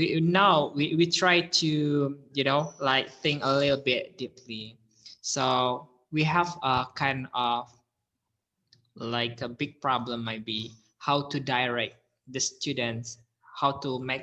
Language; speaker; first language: English; non-native, fluent; Indonesian